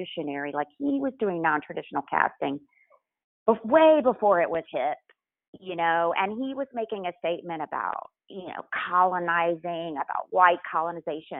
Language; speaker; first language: English; native; English